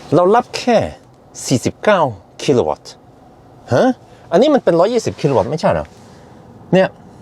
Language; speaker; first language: Thai; non-native, fluent; Norwegian